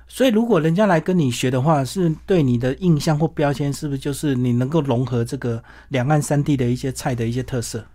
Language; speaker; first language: Chinese; native; Chinese